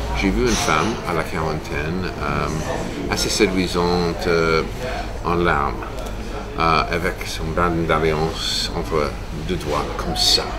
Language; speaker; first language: French; non-native, fluent; English